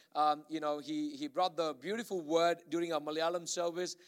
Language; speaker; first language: English; non-native, local second language; Malayalam